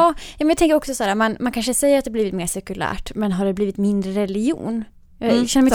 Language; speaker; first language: Swedish; native; Swedish